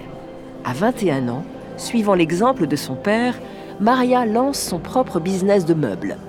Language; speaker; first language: French; native; French